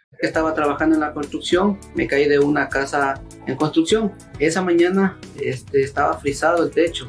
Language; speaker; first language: Spanish; native; Spanish